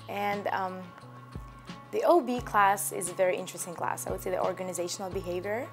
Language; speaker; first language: English; non-native, fluent; Russian